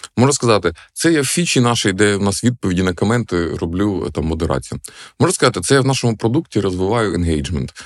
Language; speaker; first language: Ukrainian; non-native, local second language; Russian